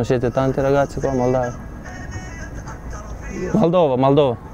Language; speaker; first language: Italian; non-native, learner; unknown